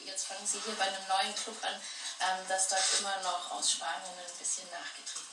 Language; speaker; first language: German; native; German